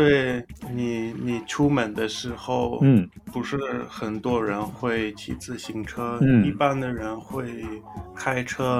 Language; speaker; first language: Chinese; non-native, fluent; English